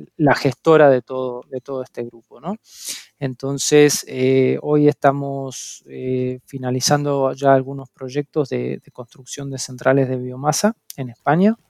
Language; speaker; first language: Spanish; native; Spanish